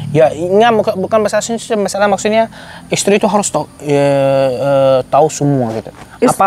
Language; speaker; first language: Indonesian; non-native, fluent; Arabic